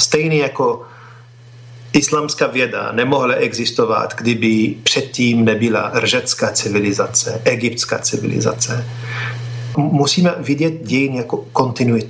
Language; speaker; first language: Czech; non-native, fluent; Arabic